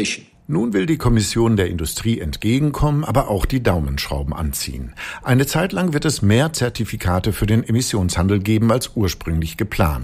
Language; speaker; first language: German; native; German